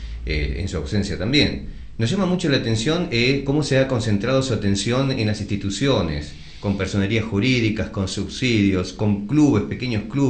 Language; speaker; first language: Spanish; native; Spanish